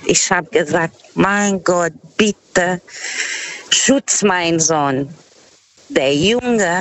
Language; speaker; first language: German; non-native, fluent; Portuguese